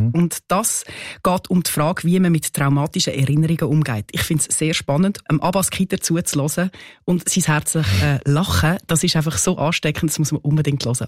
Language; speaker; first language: German; native; German